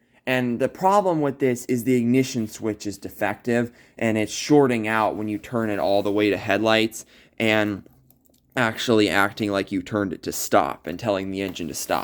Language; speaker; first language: English; native; English